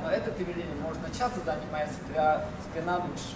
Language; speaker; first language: Russian; non-native, learner; Chinese